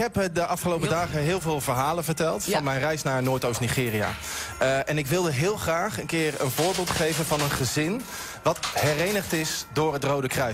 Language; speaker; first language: Dutch; native; Dutch